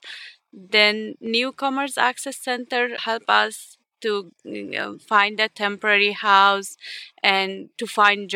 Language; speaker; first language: English; non-native, fluent; Ukrainian